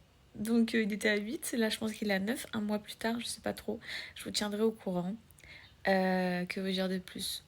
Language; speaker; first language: French; native; French